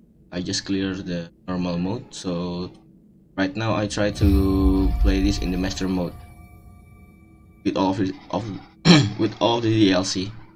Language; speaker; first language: English; non-native, learner; Indonesian